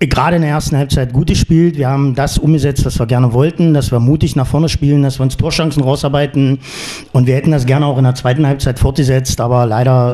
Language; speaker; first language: German; native; German